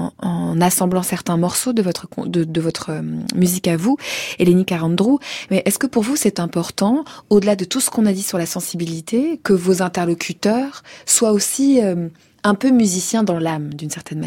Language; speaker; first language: French; native; French